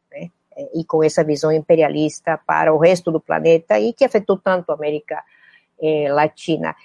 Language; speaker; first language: Portuguese; non-native, fluent; Spanish